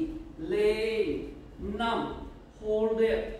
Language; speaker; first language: Vietnamese; non-native, learner; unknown